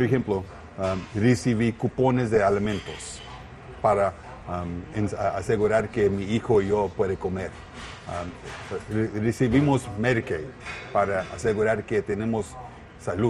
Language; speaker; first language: Spanish; non-native, learner; English